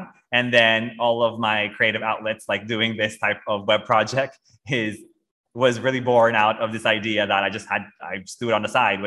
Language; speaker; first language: English; non-native, local second language; Filipino